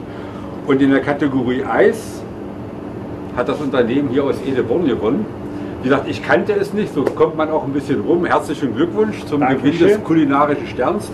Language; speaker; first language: German; native; German